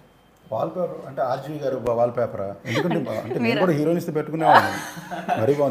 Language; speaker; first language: Telugu; native; Telugu